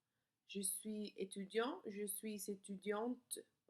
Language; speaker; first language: French; non-native, fluent; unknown